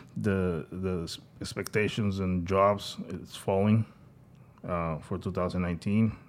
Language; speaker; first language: English; non-native, fluent; Spanish